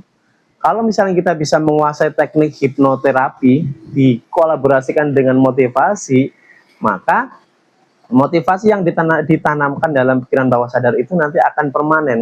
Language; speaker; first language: Indonesian; native; Indonesian